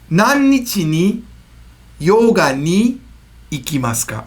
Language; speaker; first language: Japanese; non-native, fluent; English